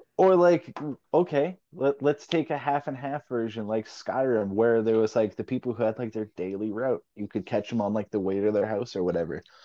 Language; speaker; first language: English; native; English